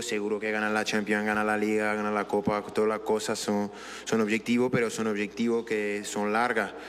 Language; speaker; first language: Spanish; non-native, learner; French